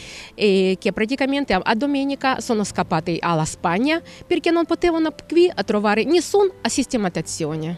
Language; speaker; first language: Italian; non-native, fluent; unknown